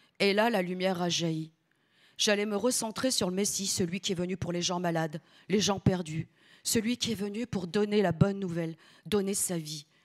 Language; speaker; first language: French; early bilingual, other home language; Italian